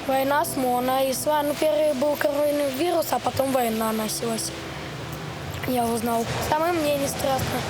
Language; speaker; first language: Ukrainian; non-native, local second language; Russian